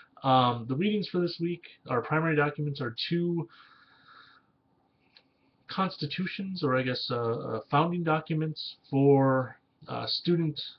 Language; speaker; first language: English; native; English